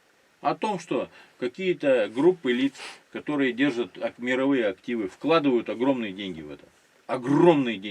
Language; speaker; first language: Russian; native; Russian